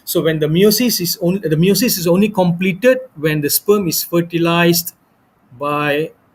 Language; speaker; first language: English; non-native, local second language; Malay